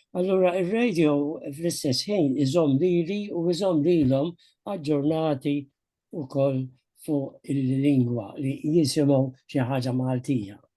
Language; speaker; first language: Maltese; native; Maltese